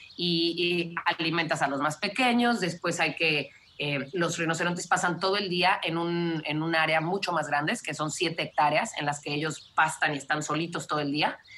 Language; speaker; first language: Spanish; native; Spanish